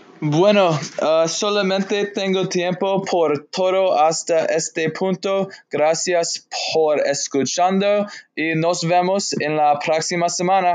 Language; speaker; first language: Spanish; non-native, learner; English